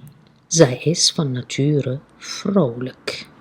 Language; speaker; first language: Dutch; non-native, fluent; Arabic